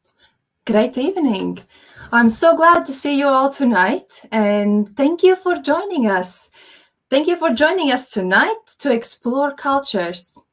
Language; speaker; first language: English; non-native, fluent; Latvian